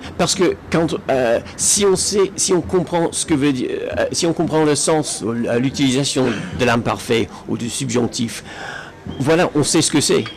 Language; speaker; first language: French; non-native, fluent; English